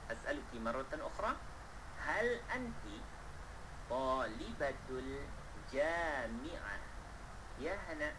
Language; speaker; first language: Arabic; non-native, fluent; Malay